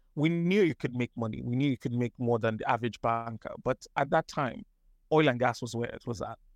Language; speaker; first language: English; non-native, local second language; Yoruba